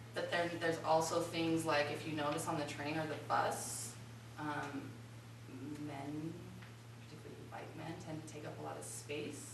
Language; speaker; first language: English; native; English